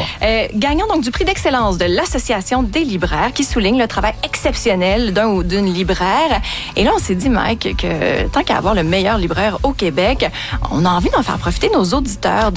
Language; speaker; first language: French; native; French